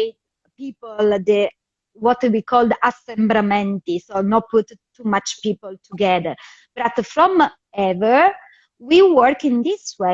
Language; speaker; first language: English; non-native, fluent; Italian